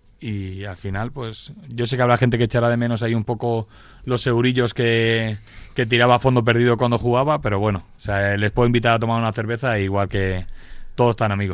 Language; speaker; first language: Spanish; native; Spanish